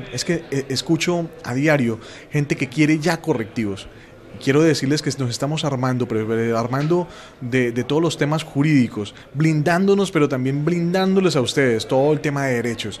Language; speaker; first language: Spanish; native; Spanish